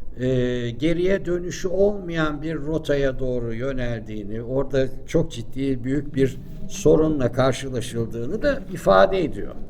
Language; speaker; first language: Turkish; native; Turkish